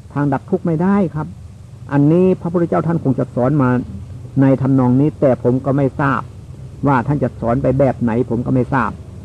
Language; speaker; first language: Thai; native; Thai